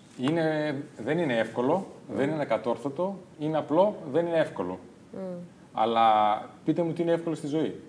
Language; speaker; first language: Greek; native; Greek